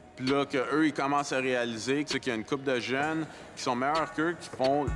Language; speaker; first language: French; native; French